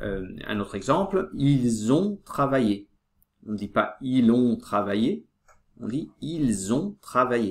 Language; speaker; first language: French; native; French